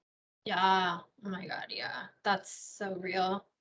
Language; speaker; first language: English; native; English